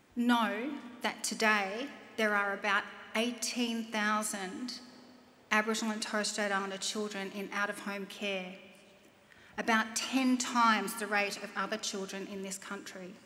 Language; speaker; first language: English; native; English